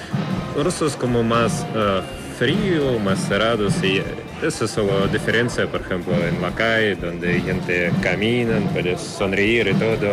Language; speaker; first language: Spanish; non-native, learner; Russian